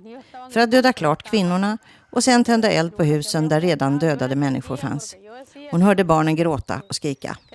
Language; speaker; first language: Swedish; native; Swedish